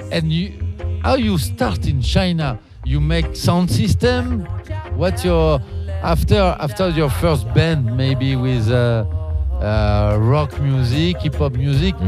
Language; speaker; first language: English; non-native, learner; French